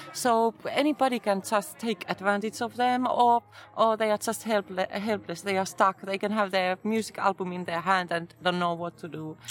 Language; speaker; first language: English; non-native, fluent; Finnish